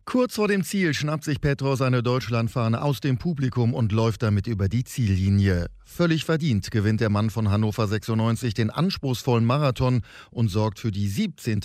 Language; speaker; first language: German; native; German